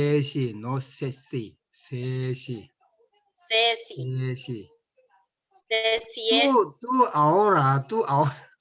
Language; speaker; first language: Spanish; non-native, learner; Korean